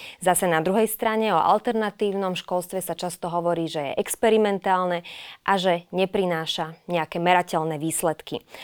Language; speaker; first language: Slovak; native; Slovak